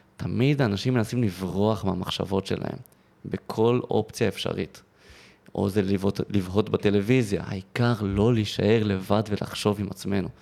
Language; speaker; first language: Hebrew; native; Hebrew